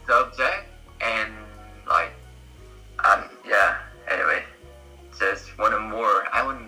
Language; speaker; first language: English; non-native, learner; Korean